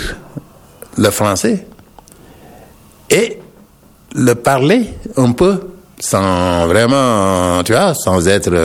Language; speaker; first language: French; non-native, local second language; Wolof